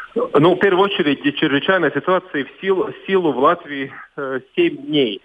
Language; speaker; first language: Russian; non-native, local second language; Latvian